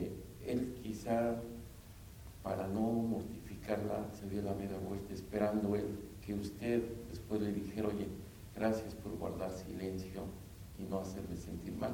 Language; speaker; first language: Spanish; native; Spanish